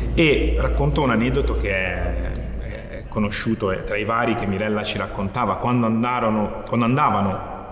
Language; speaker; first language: Italian; native; Italian